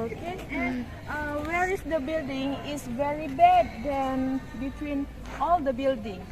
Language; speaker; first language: English; non-native, learner; Indonesian